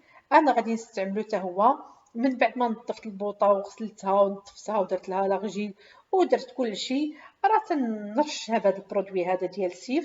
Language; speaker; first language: Arabic; native; Arabic